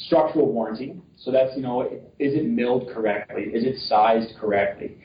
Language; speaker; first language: English; native; English